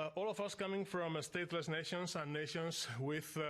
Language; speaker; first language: English; non-native, fluent; Basque